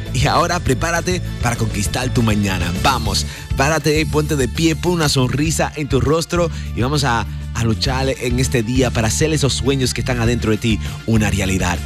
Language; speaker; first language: Spanish; early bilingual, heritage; Spanish